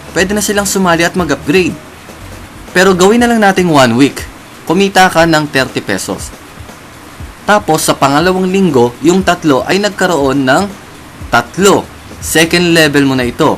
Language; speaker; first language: Filipino; native; Filipino